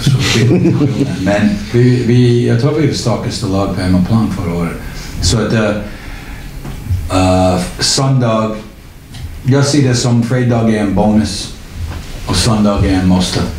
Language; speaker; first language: Swedish; non-native, learner; English